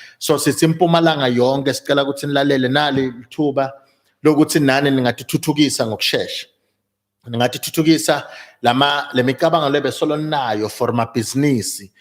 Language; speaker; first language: Zulu; non-native, local second language; Swati